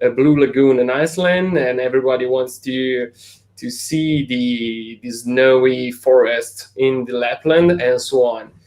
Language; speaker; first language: English; non-native, fluent; Italian